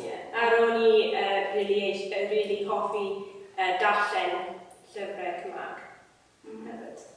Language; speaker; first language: Welsh; non-native, learner; English